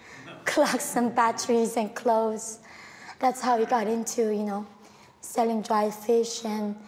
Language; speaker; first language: English; non-native, fluent; Korean